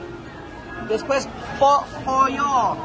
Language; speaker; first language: Spanish; non-native, learner; Filipino